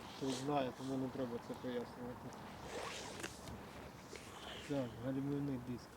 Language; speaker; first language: Ukrainian; native; Ukrainian